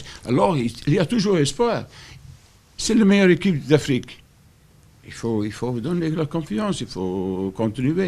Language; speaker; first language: French; non-native, fluent; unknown